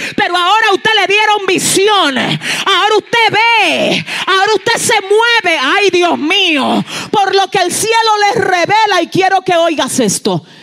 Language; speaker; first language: Spanish; early bilingual, heritage; Spanish